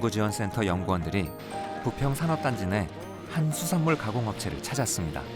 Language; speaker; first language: Korean; native; Korean